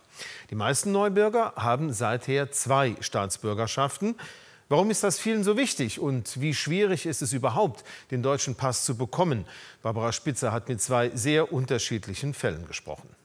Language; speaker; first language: German; native; German